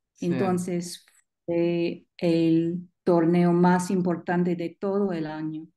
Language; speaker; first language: Spanish; non-native, learner; English